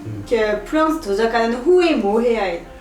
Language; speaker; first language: Korean; non-native, learner; French